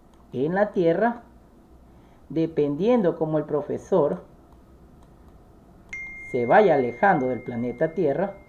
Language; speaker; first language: Spanish; native; Spanish